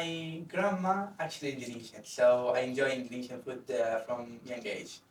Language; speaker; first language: English; non-native, fluent; Arabic